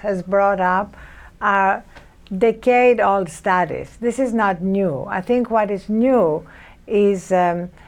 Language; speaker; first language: English; non-native, fluent; Greek